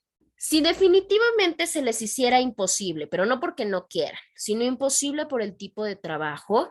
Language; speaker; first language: Spanish; native; Spanish